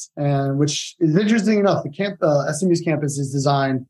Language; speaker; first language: English; native; English